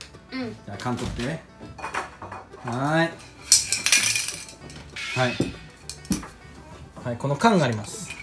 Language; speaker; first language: Japanese; native; Japanese